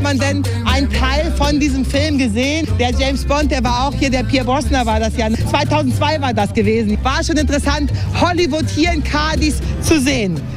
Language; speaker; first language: German; native; German